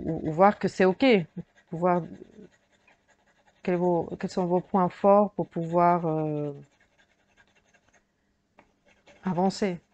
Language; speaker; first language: French; native; French